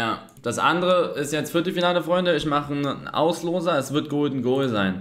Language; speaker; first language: German; native; German